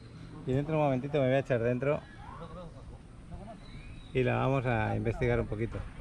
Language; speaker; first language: Spanish; native; Spanish